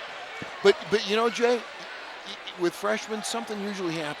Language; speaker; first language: English; native; English